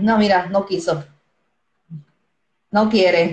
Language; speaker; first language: Spanish; native; Spanish